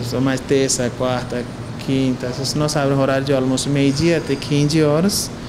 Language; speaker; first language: Portuguese; non-native, learner; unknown